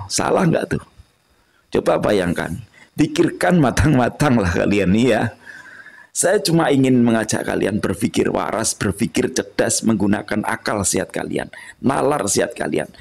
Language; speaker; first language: Indonesian; non-native, local second language; Javanese